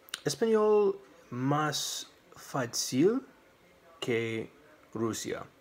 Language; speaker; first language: Spanish; non-native, learner; English